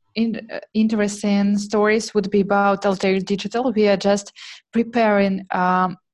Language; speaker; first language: English; non-native, fluent; Russian